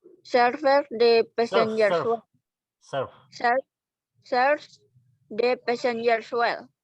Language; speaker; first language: English; non-native, learner; Indonesian